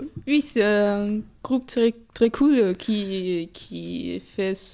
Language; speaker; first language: French; non-native, fluent; German